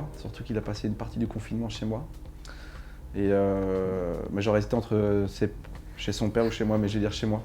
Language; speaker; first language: French; native; French